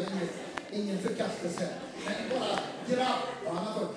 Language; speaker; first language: Swedish; non-native, fluent; Portuguese